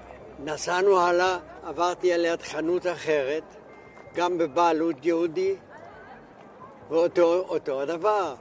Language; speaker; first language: Hebrew; non-native, fluent; German